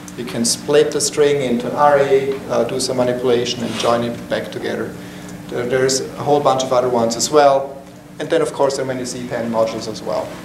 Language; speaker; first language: English; non-native, fluent; German